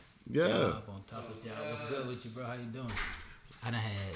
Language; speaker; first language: English; native; English